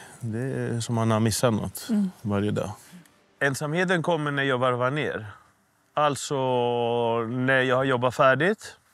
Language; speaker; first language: Swedish; early bilingual, heritage; Swedish